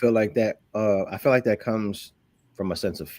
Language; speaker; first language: English; native; English